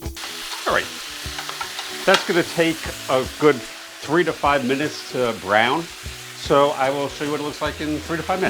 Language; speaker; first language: English; native; English